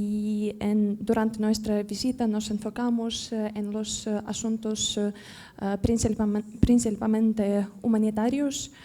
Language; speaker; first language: Spanish; non-native, fluent; Ukrainian